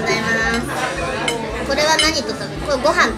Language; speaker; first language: Japanese; native; Japanese